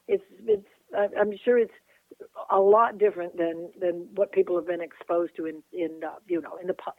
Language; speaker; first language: English; native; English